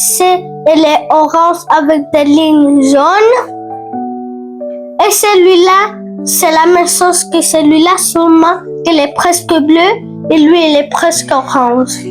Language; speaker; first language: French; non-native, learner; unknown